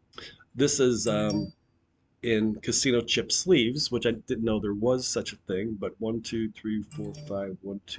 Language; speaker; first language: English; native; English